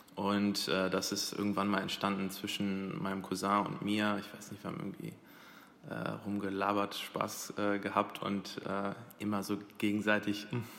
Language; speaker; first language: German; early bilingual, other home language; Arabic